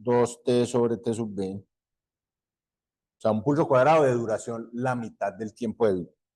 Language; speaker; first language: Spanish; native; Spanish